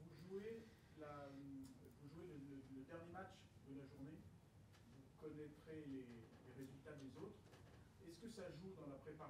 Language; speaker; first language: French; native; French